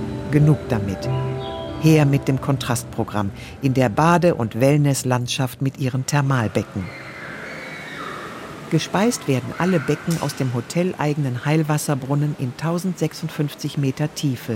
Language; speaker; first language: German; native; German